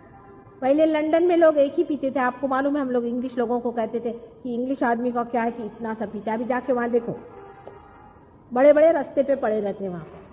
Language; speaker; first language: Hindi; non-native, local second language; Marathi